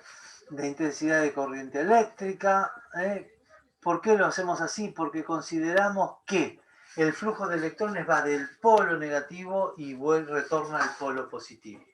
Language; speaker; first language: Spanish; native; Spanish